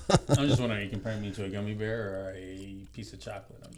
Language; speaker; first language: English; early bilingual, other home language; Filipino